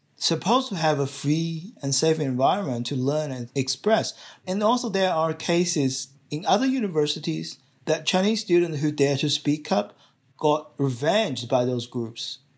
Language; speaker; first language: English; non-native, fluent; Chinese